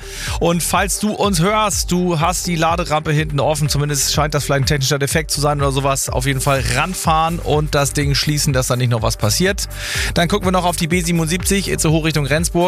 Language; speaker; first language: German; native; German